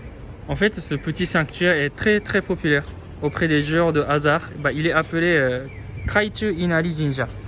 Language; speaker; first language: French; non-native, fluent; Japanese